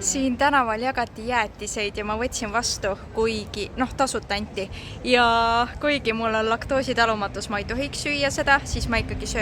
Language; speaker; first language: Estonian; native; Estonian